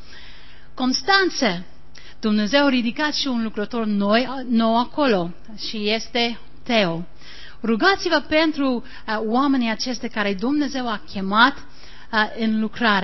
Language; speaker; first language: Romanian; non-native, learner; English